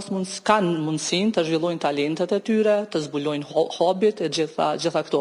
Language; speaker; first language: Albanian; native; Albanian